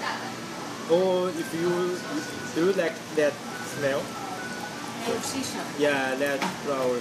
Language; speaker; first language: English; non-native, learner; Chinese